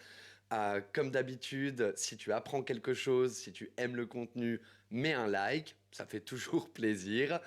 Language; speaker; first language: French; native; French